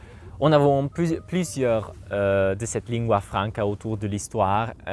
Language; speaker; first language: French; non-native, learner; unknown